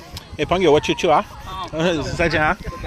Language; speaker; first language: Chinese; non-native, learner; English